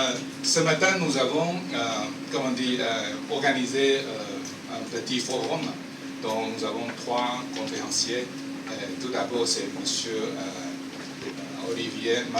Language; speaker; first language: French; non-native, fluent; Chinese